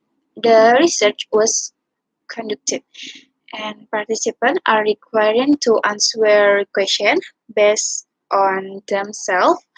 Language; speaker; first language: English; non-native, learner; Indonesian